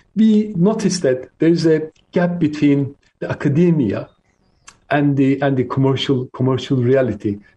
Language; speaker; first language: English; non-native, fluent; Turkish